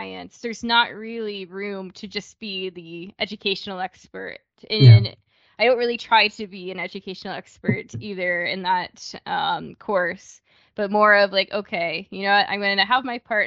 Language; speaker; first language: English; native; English